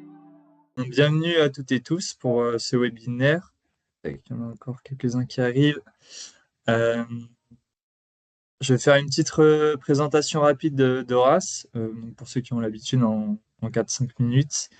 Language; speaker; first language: French; native; French